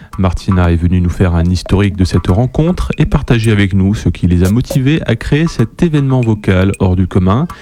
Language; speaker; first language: French; native; French